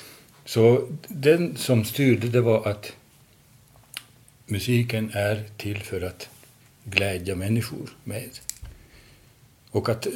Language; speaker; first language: Swedish; non-native, fluent; Hungarian